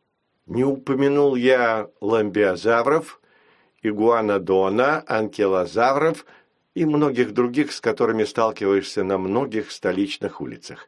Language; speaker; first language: Russian; native; Russian